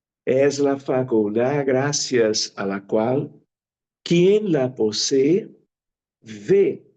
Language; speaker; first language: Spanish; non-native, fluent; Portuguese